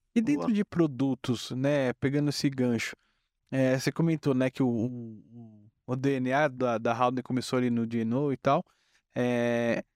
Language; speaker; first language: Portuguese; native; Portuguese